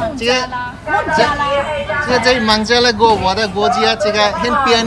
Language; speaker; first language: Chinese; non-native, learner; Bangla